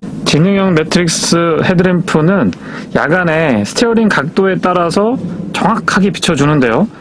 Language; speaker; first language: Korean; native; Korean